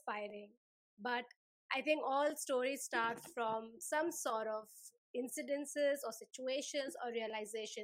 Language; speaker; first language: English; non-native, local second language; Hindi